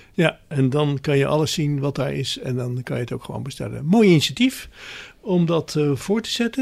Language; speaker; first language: Dutch; native; Dutch